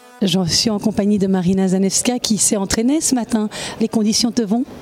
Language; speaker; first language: French; native; French